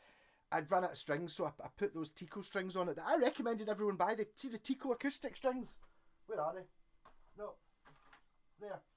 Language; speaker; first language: English; native; English